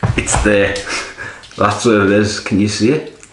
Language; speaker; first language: English; native; English